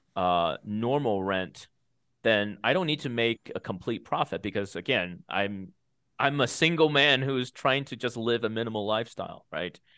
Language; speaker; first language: English; early bilingual, other home language; Chinese